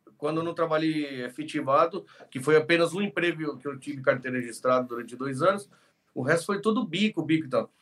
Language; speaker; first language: Portuguese; early bilingual, other home language; Spanish